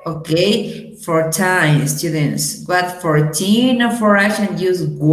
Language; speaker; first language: English; non-native, learner; Spanish